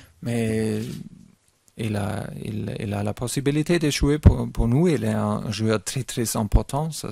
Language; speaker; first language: French; non-native, fluent; German